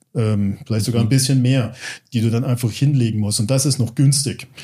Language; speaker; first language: German; early bilingual, other home language; English